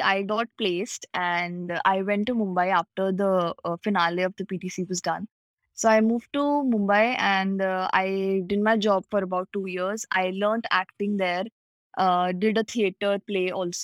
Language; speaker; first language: English; non-native, local second language; Punjabi